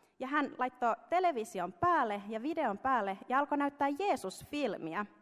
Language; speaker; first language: Finnish; early bilingual, heritage; Finnish